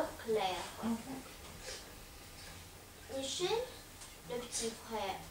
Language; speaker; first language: French; non-native, learner; Russian